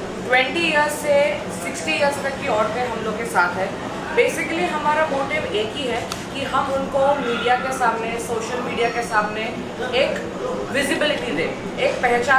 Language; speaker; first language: Hindi; native; Hindi